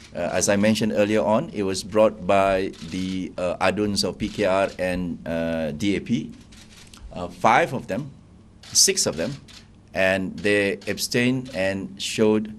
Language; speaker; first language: English; non-native, local second language; Malay